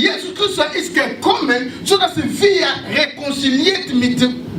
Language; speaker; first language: German; non-native, learner; French